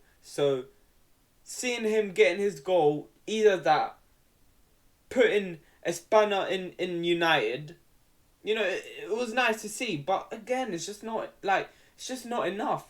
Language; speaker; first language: English; native; English